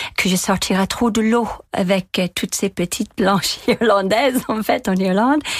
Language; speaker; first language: French; non-native, fluent; English